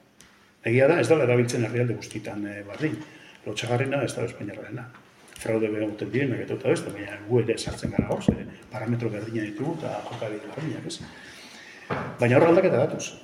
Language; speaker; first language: Basque; native; Basque